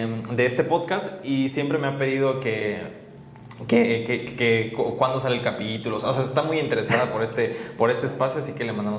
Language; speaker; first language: Spanish; native; Spanish